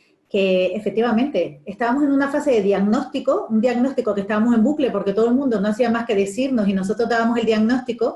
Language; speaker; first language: Spanish; native; Spanish